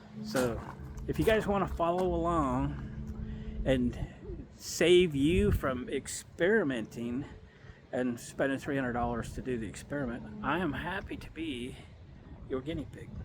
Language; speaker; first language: English; native; English